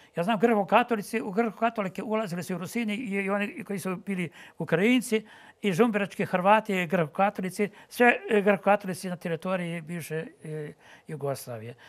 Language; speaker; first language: Bosnian; non-native, local second language; Ukrainian